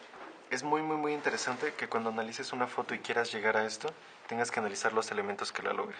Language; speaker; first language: Spanish; native; Spanish